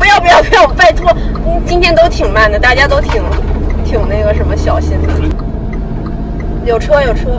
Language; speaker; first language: Chinese; native; Chinese